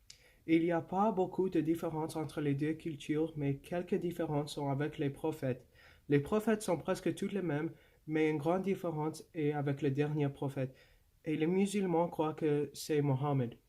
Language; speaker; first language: French; non-native, local second language; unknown